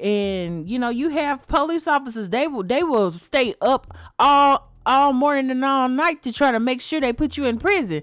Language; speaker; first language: English; native; English